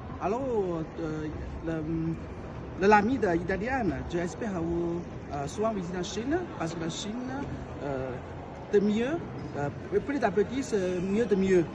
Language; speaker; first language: French; non-native, learner; Chinese